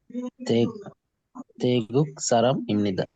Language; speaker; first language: Korean; non-native, learner; Sinhala